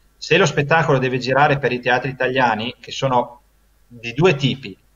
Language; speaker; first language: Italian; native; Italian